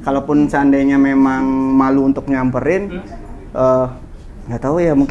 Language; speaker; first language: Indonesian; native; Indonesian